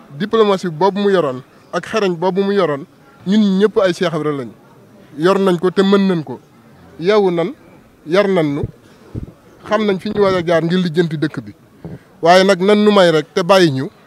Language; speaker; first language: Wolof; native; Wolof